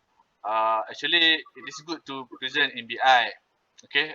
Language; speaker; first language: English; non-native, local second language; Malay